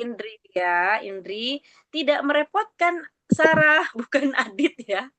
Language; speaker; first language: Indonesian; native; Indonesian